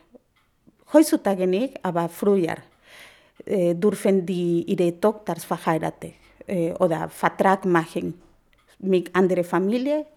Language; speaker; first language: German; non-native, fluent; Spanish